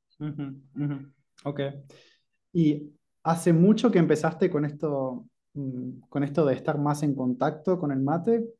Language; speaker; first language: Spanish; native; Spanish